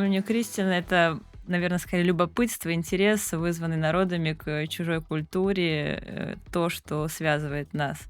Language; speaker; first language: Russian; native; Russian